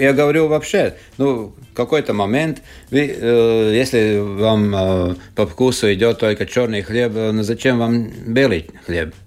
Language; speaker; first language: Russian; non-native, local second language; Latvian